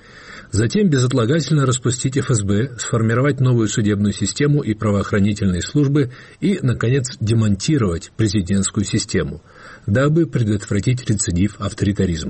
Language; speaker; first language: Russian; native; Russian